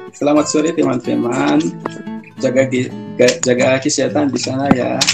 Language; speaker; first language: English; non-native, fluent; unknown